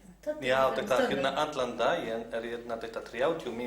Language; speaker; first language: Icelandic; non-native, learner; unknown